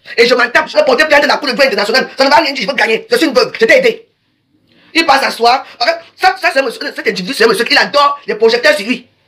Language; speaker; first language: French; native; French